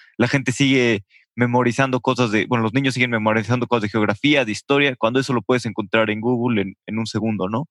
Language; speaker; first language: Spanish; native; Spanish